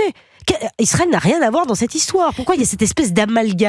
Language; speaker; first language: French; native; French